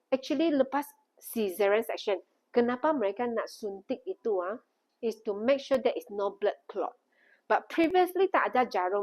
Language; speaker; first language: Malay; non-native, local second language; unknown